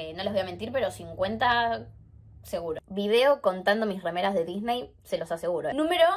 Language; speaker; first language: Spanish; native; Spanish